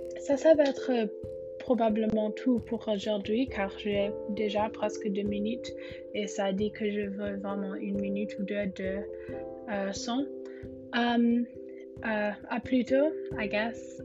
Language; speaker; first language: French; non-native, learner; English